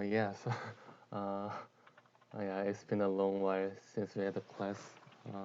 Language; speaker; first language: English; non-native, learner; Korean